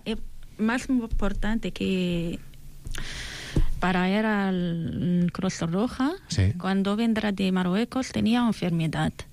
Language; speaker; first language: Spanish; non-native, learner; Arabic